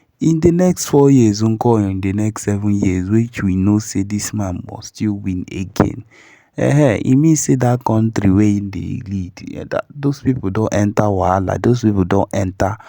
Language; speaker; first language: Nigerian Pidgin; non-native, local second language; Igbo